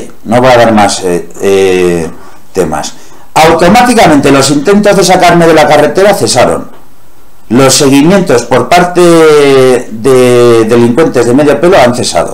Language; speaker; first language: Spanish; native; Spanish